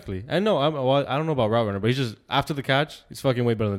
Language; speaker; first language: English; native; English